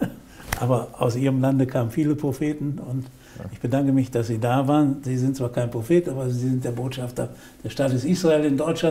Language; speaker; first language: German; native; German